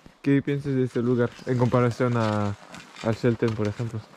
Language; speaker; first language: Spanish; non-native, learner; French